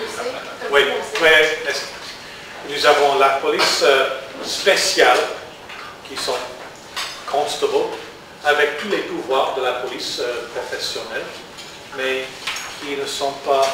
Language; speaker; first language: French; non-native, learner; English